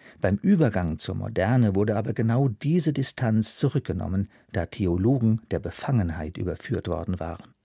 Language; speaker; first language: German; native; German